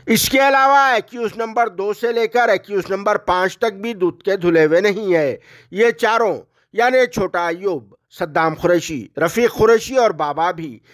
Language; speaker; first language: Hindi; non-native, local second language; Urdu